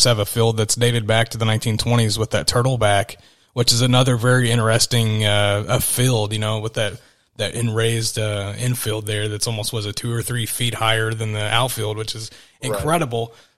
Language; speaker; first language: English; native; English